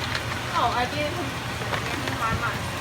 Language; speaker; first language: English; non-native, learner; Chinese